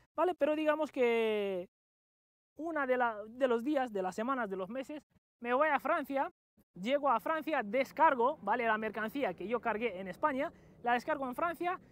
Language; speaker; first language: Spanish; non-native, fluent; Romanian